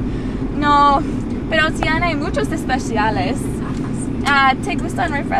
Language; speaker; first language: Spanish; non-native, learner; English